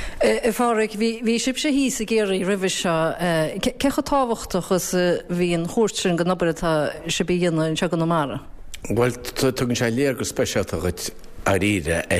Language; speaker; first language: Irish; native; Irish